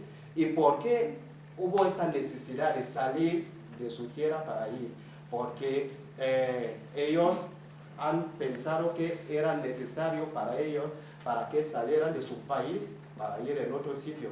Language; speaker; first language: Spanish; non-native, fluent; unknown